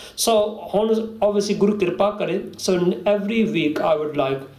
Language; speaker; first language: English; early bilingual, other home language; Punjabi